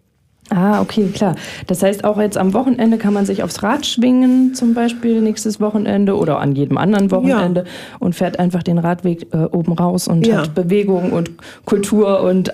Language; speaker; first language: German; native; German